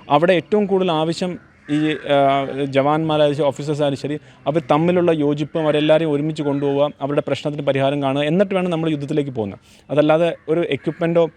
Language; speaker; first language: Malayalam; native; Malayalam